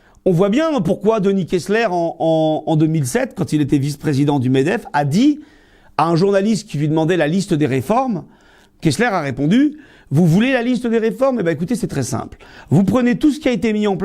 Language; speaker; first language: French; native; French